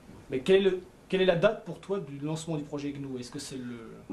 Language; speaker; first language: French; native; French